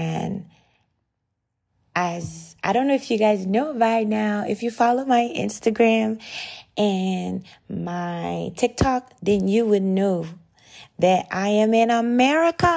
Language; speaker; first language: English; native; English